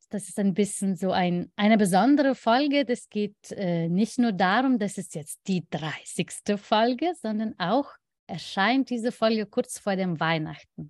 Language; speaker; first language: German; non-native, fluent; Lithuanian